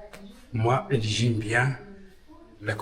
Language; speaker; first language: French; non-native, learner; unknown